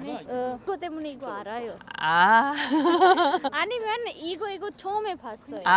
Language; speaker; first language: Korean; non-native, learner; Chinese